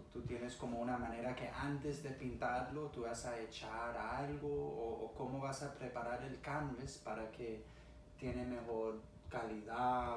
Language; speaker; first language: Spanish; early bilingual, other home language; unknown